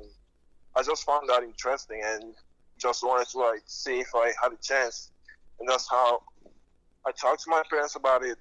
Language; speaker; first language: English; non-native, local second language; French